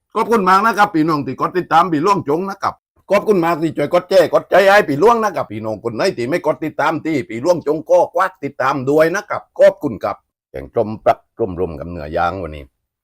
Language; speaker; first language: Thai; native; Thai